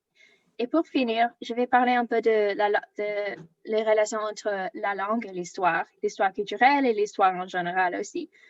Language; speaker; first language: French; non-native, learner; English